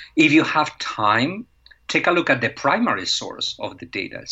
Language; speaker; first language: English; non-native, fluent; Spanish